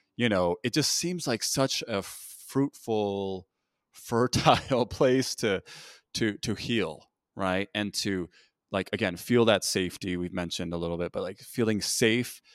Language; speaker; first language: English; native; English